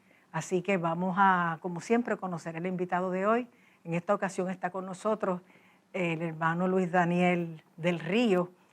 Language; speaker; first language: Spanish; native; Spanish